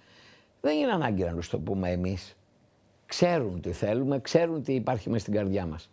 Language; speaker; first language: Greek; native; Greek